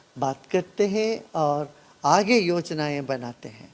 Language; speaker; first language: Hindi; non-native, local second language; Kannada